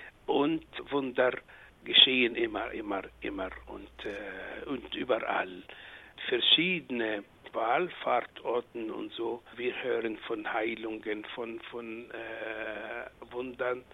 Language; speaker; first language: German; non-native, fluent; Arabic